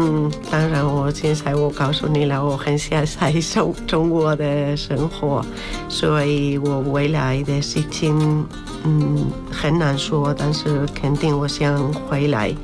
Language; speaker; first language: Chinese; non-native, learner; Spanish